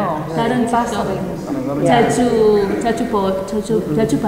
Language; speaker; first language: Korean; non-native, learner; Indonesian